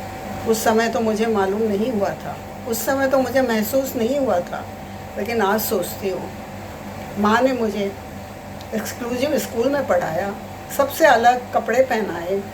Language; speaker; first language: Hindi; native; Hindi